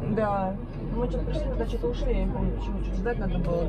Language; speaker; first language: Russian; native; Russian